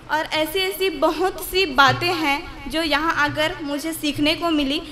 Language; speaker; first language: Hindi; native; Hindi